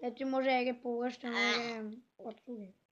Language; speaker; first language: Bulgarian; native; Bulgarian